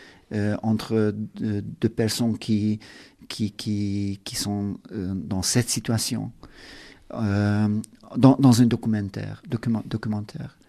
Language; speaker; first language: French; non-native, learner; Hungarian